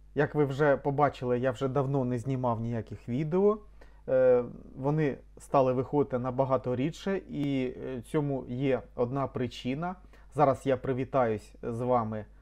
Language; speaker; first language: Ukrainian; non-native, local second language; Russian